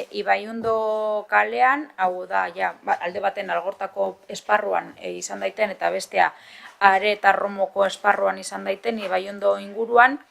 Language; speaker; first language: Basque; native; Basque